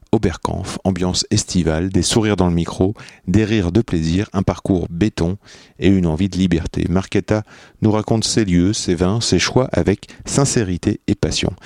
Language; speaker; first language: French; native; French